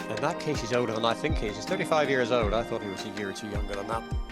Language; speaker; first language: English; native; English